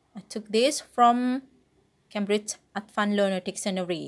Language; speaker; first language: English; non-native, fluent; Indonesian